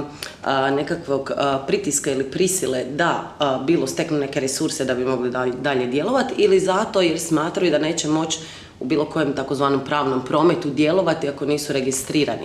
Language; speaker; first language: Croatian; native; Croatian